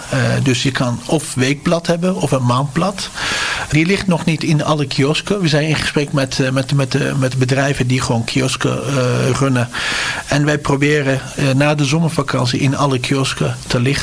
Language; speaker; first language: Dutch; non-native, fluent; Turkish